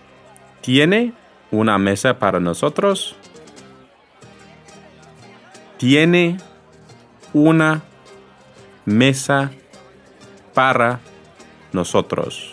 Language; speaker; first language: Spanish; non-native, fluent; English